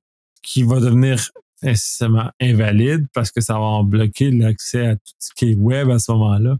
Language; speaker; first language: French; native; French